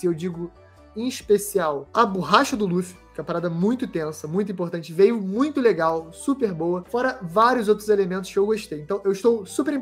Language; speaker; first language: Portuguese; native; Portuguese